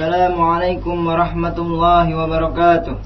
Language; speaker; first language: Arabic; non-native, learner; Indonesian